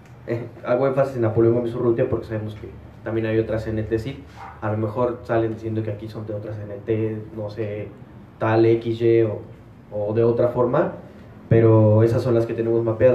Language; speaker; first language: Spanish; native; Spanish